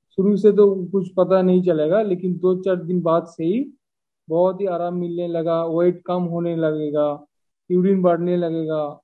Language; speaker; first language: Hindi; non-native, local second language; Bangla